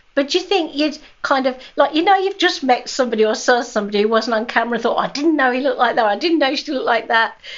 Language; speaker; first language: English; native; English